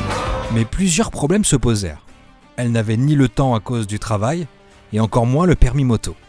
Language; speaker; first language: French; native; French